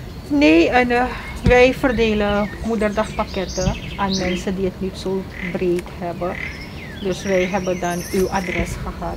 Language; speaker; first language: Dutch; non-native, local second language; Caribbean Hindustani